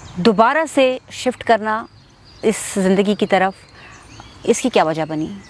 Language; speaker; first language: Urdu; native; Urdu